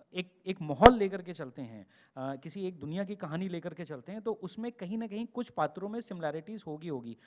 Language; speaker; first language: Hindi; native; Hindi